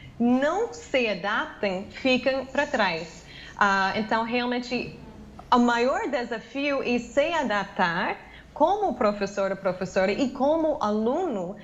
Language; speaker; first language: Portuguese; non-native, fluent; English